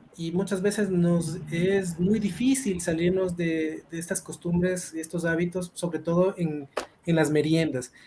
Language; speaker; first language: Spanish; native; Spanish